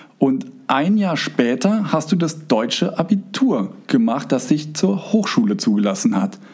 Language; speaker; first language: German; native; German